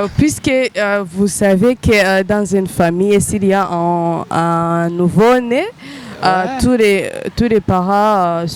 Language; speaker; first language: French; non-native, local second language; Rundi